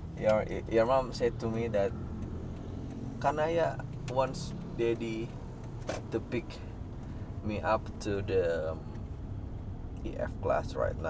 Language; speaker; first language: English; non-native, fluent; Indonesian